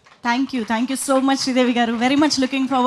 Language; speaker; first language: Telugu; native; Telugu